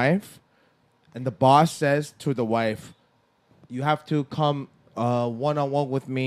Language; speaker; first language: English; native; English